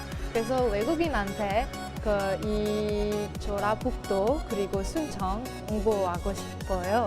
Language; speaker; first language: Korean; non-native, learner; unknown